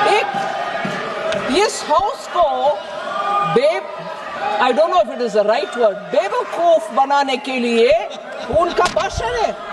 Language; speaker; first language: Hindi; non-native, local second language; Tamil